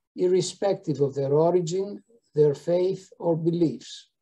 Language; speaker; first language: English; non-native, fluent; Greek